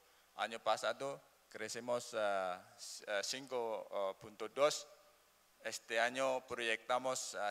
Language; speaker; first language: Spanish; non-native, learner; Indonesian